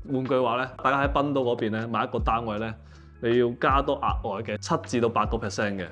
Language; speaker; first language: Cantonese; native; Cantonese